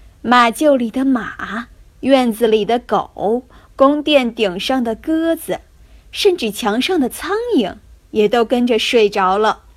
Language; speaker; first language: Chinese; native; Chinese